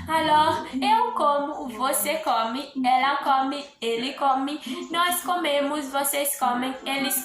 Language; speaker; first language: Portuguese; non-native, learner; Haitian Creole